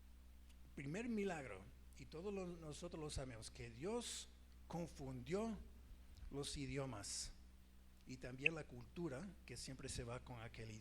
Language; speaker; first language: Spanish; non-native, fluent; English